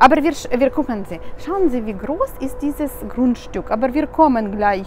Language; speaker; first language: German; non-native, fluent; Russian